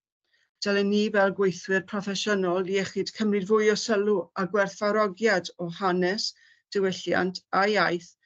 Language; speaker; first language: Welsh; native; Welsh